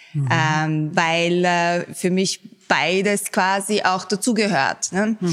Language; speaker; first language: German; early bilingual, other home language; Bosnian